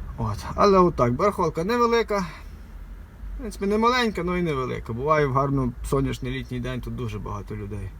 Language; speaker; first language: Ukrainian; native; Ukrainian